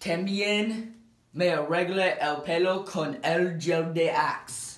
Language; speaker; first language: Spanish; non-native, learner; English